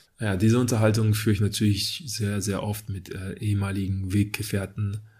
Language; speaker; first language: German; early bilingual, other home language; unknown